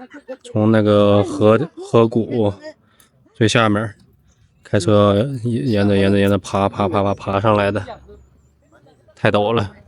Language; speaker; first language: Chinese; native; Chinese